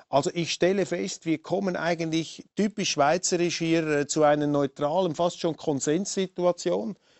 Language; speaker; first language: German; native; German